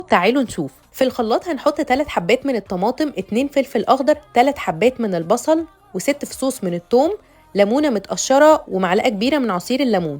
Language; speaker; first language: Arabic; native; Arabic